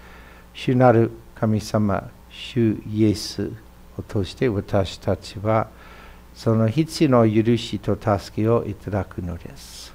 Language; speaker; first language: Japanese; non-native, fluent; English